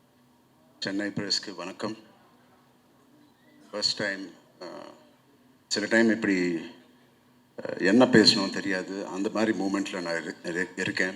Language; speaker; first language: Tamil; non-native, local second language; Telugu